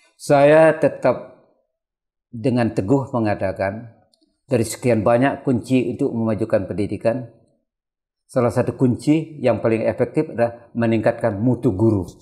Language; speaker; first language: Indonesian; non-native, local second language; Malay